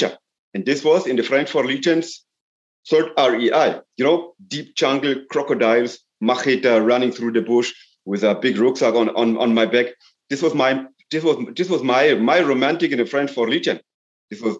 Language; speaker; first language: English; non-native, fluent; German